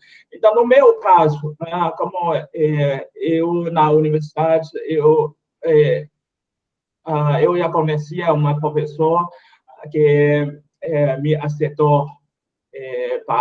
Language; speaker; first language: Portuguese; non-native, fluent; Chinese